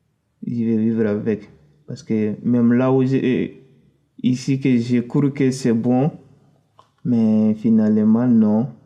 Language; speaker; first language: French; non-native, fluent; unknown